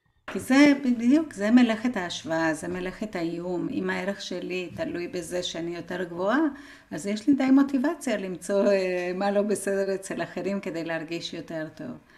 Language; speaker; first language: Hebrew; non-native, fluent; Spanish